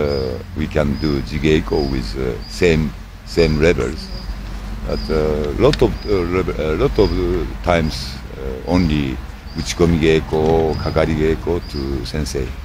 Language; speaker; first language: English; non-native, learner; Japanese